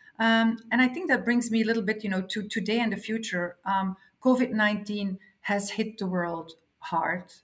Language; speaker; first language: English; non-native, fluent; Dutch